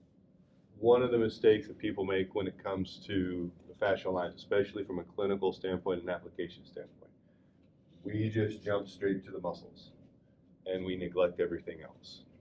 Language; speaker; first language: English; native; English